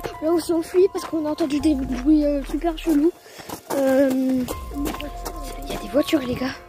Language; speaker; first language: French; native; French